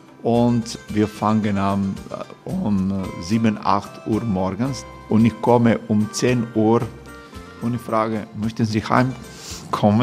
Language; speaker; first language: German; non-native, learner; Croatian